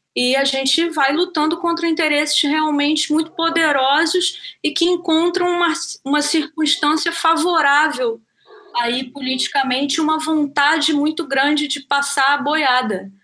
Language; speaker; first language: Portuguese; native; Portuguese